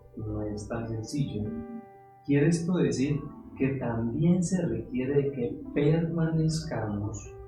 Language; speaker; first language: Spanish; native; Spanish